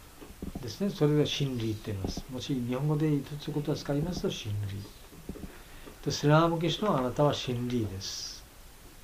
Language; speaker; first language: Japanese; non-native, learner; Bangla